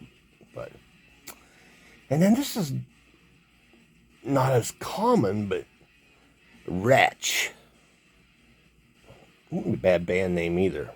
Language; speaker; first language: English; native; English